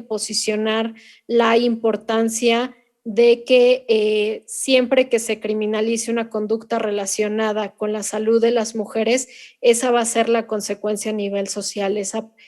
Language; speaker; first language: Spanish; native; Spanish